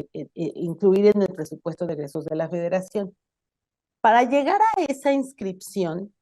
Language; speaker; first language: Spanish; native; Spanish